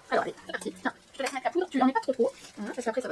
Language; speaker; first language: French; native; French